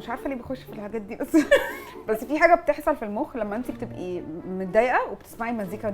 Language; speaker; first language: Arabic; native; Arabic